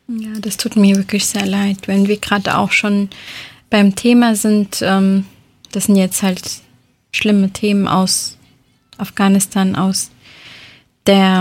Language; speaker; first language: German; early bilingual, other home language; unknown